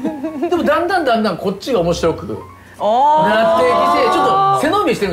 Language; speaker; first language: Japanese; native; Japanese